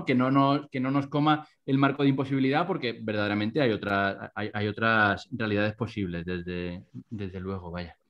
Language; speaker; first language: Spanish; native; Spanish